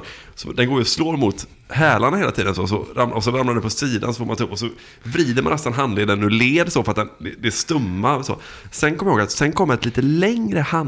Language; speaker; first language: Swedish; native; Swedish